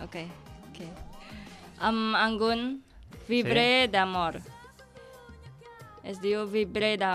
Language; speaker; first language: Catalan; non-native, learner; Indonesian